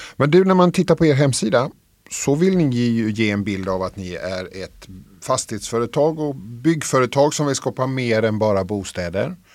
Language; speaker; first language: Swedish; native; Swedish